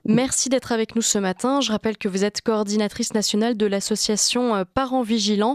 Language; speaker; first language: French; native; French